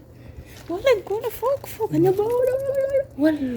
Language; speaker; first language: Arabic; non-native, learner; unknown